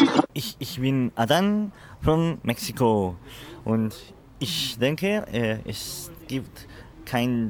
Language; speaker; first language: German; non-native, learner; Spanish